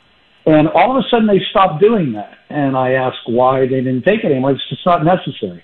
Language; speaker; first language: English; native; English